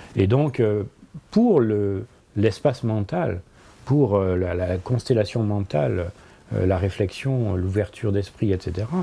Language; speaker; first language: French; native; French